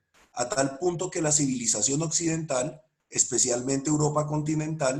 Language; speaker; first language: Spanish; native; Spanish